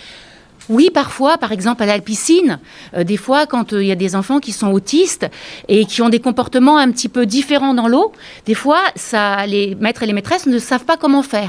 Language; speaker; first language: French; native; French